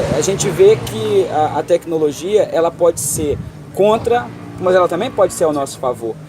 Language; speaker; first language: Portuguese; native; Portuguese